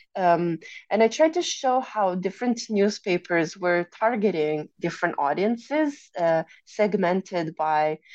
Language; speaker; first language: English; non-native, fluent; Italian